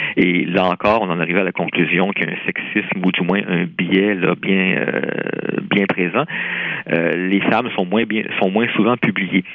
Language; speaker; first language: French; native; French